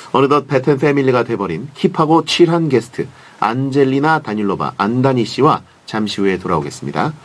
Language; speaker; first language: Korean; native; Korean